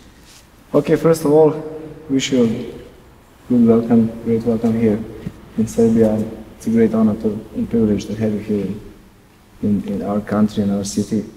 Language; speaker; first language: English; non-native, learner; Serbian